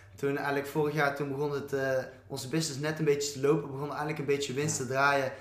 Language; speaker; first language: Dutch; native; Dutch